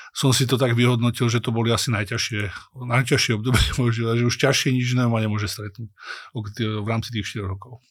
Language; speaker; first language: Slovak; native; Slovak